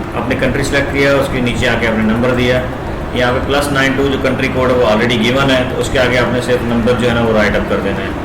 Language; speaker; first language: Urdu; non-native, local second language; Punjabi